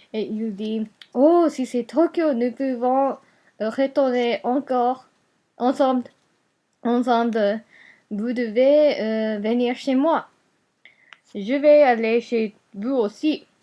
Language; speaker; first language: French; non-native, learner; Japanese